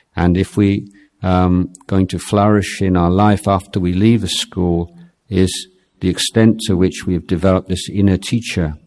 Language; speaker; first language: English; native; English